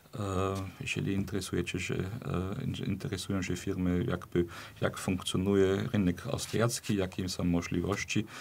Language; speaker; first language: Polish; non-native, fluent; German